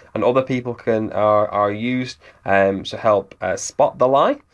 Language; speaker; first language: English; native; English